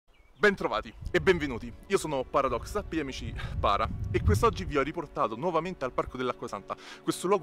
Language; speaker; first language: Italian; native; Italian